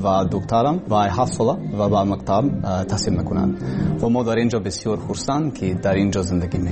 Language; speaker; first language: Persian; non-native, learner; English